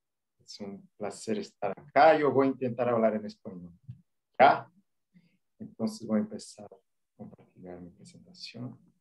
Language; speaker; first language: Spanish; non-native, fluent; Portuguese